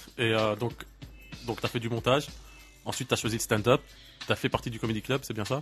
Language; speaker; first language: French; native; French